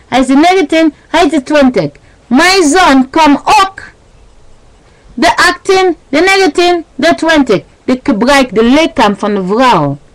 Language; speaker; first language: Dutch; non-native, learner; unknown